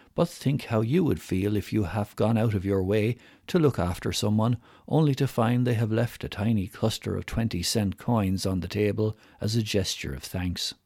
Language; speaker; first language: English; native; English